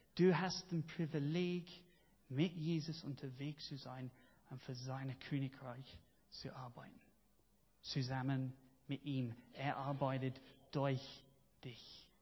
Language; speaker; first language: German; non-native, fluent; English